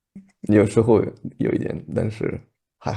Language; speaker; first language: Chinese; non-native, learner; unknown